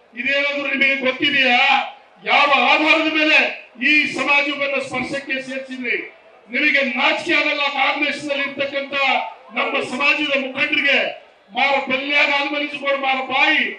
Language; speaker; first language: Kannada; non-native, local second language; Lambadi